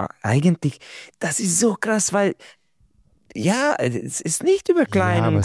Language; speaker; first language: German; non-native, learner; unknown